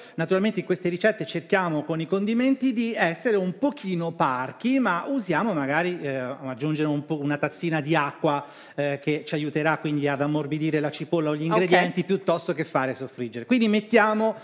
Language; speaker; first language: Italian; native; Italian